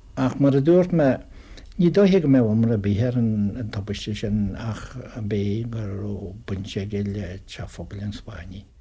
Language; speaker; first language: Irish; native; Irish